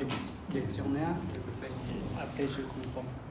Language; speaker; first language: French; non-native, learner; Khmer